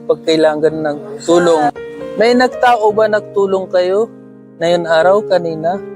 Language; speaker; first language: Filipino; non-native, learner; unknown